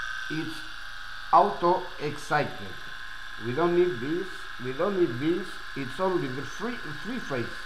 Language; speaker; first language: English; non-native, learner; Portuguese